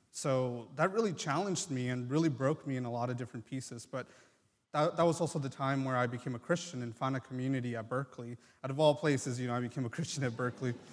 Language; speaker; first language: English; early bilingual, other home language; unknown